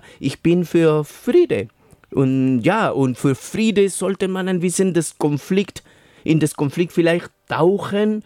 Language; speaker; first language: German; non-native, fluent; Spanish